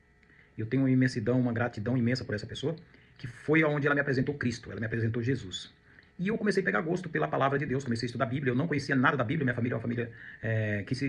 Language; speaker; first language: Portuguese; native; Portuguese